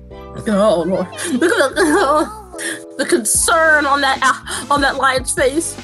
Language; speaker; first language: English; native; English